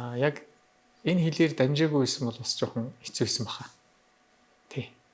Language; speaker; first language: Mongolian; native; Mongolian